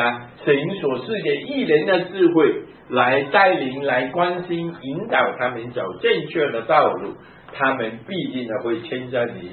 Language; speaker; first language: Chinese; native; Chinese